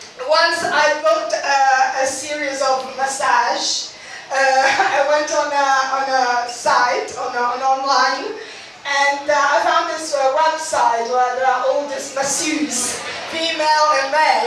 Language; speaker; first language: English; non-native, fluent; Italian